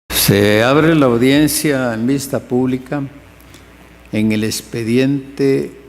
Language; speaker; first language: Spanish; native; Spanish